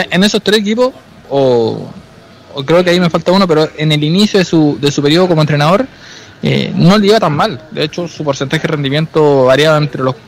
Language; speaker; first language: Spanish; native; Spanish